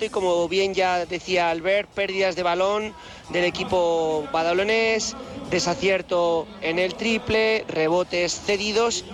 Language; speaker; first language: Spanish; native; Spanish